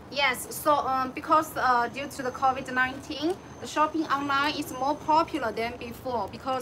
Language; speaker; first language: English; non-native, learner; Chinese